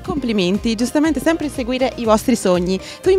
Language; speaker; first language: Italian; native; Italian